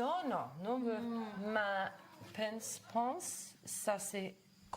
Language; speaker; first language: French; non-native, learner; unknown